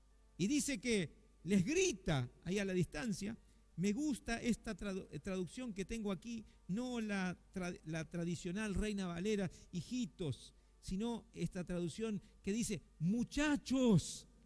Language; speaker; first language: Spanish; native; Spanish